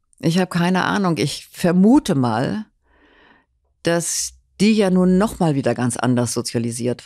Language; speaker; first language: German; native; German